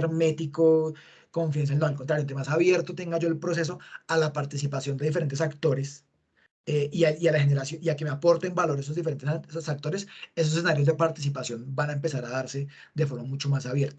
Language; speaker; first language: Spanish; native; Spanish